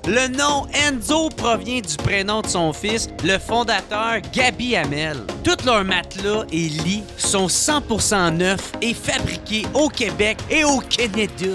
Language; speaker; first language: French; native; French